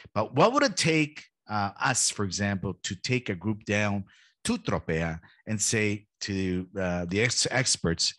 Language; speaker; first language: English; early bilingual, heritage; Italian